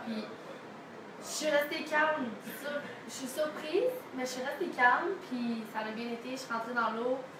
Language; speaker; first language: French; native; French